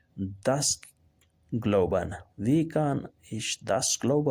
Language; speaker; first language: German; non-native, learner; Urdu